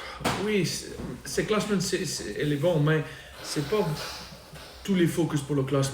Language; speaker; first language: French; non-native, learner; English